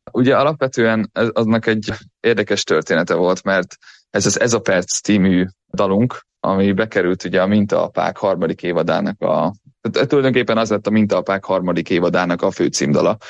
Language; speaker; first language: Hungarian; native; Hungarian